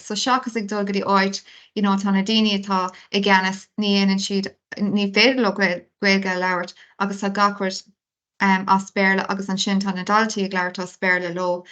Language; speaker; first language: Irish; non-native, local second language; English